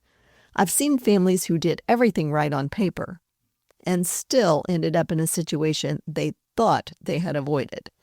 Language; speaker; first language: English; native; English